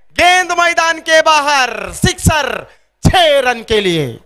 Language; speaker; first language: Hindi; non-native, local second language; Marathi